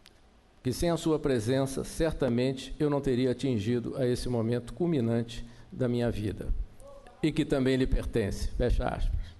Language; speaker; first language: Portuguese; native; Portuguese